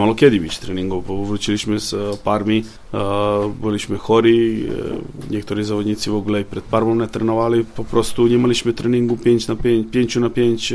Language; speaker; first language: Polish; non-native, learner; Serbian